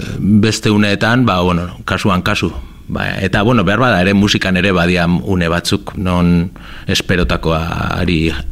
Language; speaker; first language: Basque; non-native, local second language; Spanish